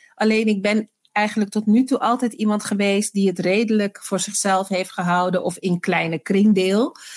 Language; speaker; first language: Dutch; early bilingual, other home language; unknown